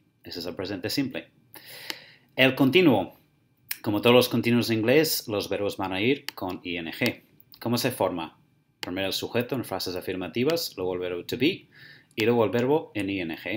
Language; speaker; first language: Spanish; native; Spanish